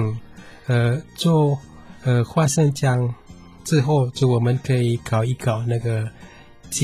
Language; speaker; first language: Chinese; non-native, fluent; Indonesian